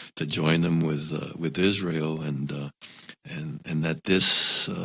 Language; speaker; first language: English; non-native, local second language; Spanish